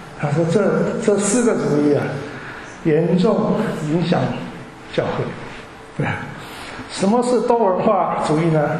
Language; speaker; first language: Chinese; early bilingual, heritage; Chinese